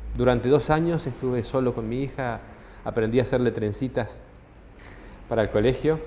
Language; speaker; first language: Spanish; native; Spanish